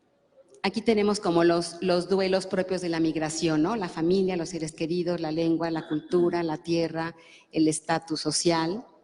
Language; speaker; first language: Spanish; native; Spanish